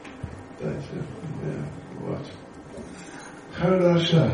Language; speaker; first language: Russian; non-native, learner; English